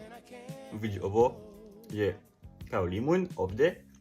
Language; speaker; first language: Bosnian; non-native, learner; French